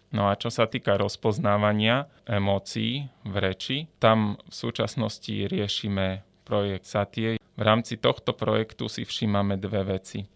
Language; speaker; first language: Slovak; native; Slovak